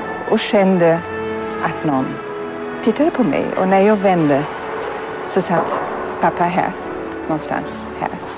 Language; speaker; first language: Swedish; non-native, fluent; German